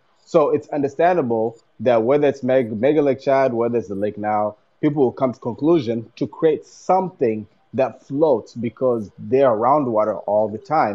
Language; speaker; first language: English; non-native, local second language; Luyia